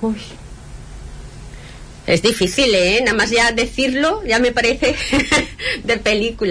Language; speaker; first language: Spanish; native; Spanish